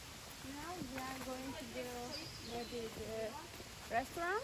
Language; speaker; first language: English; non-native, learner; Turkish